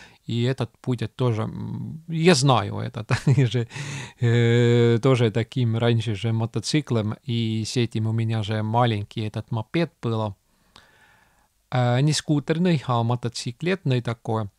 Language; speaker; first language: Russian; non-native, local second language; Estonian